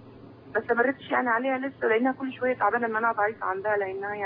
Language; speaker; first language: Arabic; native; Arabic